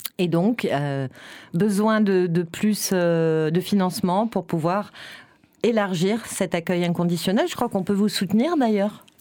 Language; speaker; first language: French; native; French